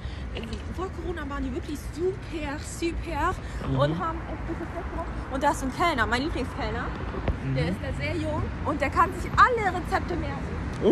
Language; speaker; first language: German; native; German